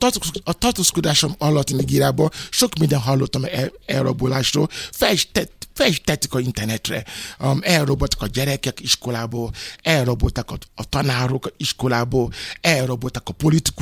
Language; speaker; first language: Hungarian; non-native, fluent; Yoruba